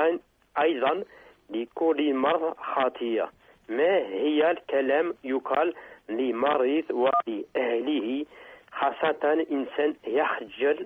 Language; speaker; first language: Arabic; non-native, learner; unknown